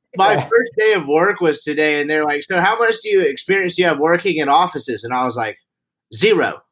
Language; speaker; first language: English; native; English